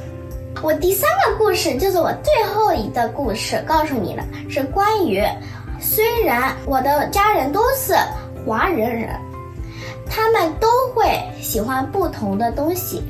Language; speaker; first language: Chinese; early bilingual, heritage; Chinese